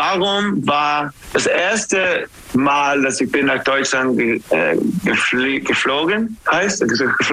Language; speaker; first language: German; non-native, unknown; English